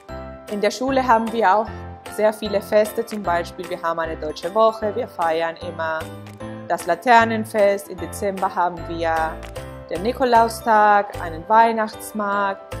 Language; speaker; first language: German; non-native, fluent; Spanish